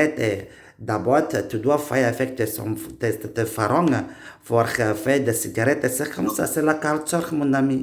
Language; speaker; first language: French; non-native, learner; Indonesian